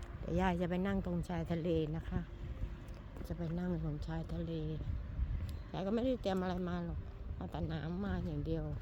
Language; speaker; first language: Thai; native; Thai